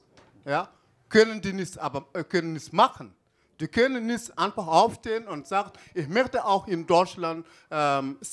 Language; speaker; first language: German; non-native, fluent; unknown